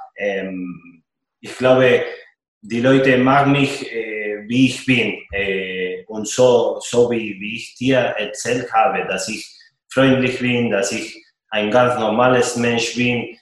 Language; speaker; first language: German; non-native, fluent; Spanish